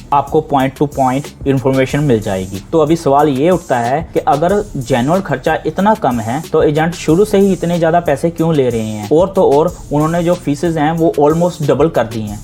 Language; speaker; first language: Hindi; non-native, local second language; Punjabi